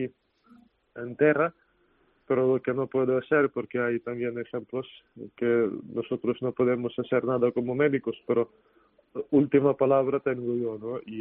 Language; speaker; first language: Spanish; non-native, fluent; Ukrainian